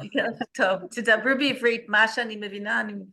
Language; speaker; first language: Hebrew; non-native, learner; English